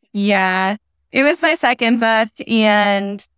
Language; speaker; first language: English; native; English